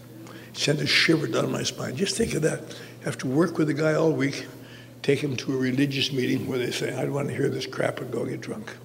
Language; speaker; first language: English; native; English